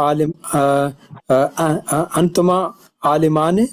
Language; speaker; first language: Arabic; non-native, learner; Urdu